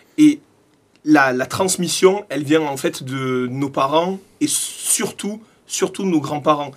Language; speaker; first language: French; native; French